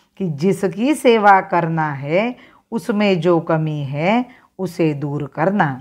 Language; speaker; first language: Hindi; non-native, local second language; Marathi